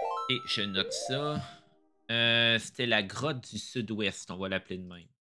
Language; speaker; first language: French; native; French